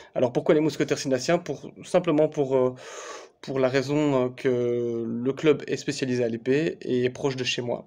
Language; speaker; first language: French; native; French